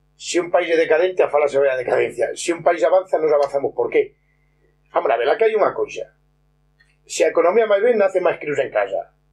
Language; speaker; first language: Spanish; non-native, local second language; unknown